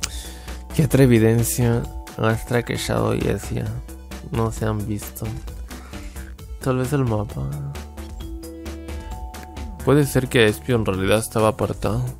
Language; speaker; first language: Spanish; native; Spanish